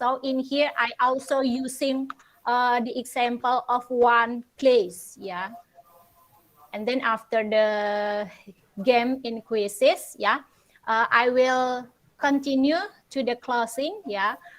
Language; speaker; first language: English; non-native, local second language; Indonesian